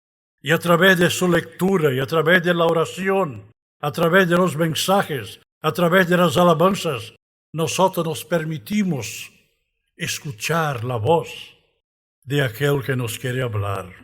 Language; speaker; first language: Spanish; non-native, fluent; Portuguese